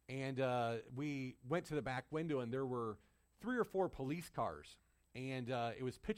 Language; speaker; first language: English; native; English